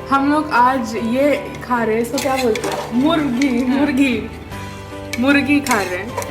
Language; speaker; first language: Hindi; non-native, local second language; Bangla